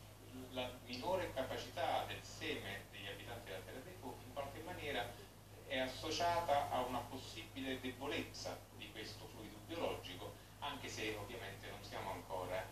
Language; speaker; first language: Italian; native; Italian